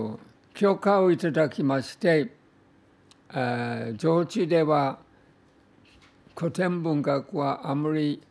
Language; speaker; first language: Japanese; non-native, fluent; English